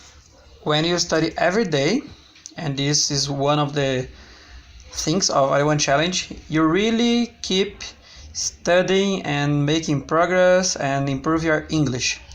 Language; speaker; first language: English; non-native, learner; Portuguese